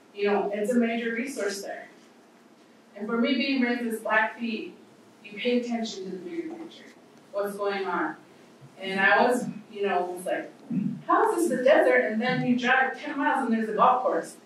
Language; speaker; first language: English; native; English